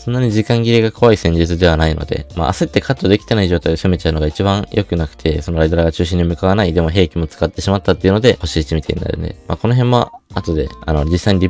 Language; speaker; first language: Japanese; native; Japanese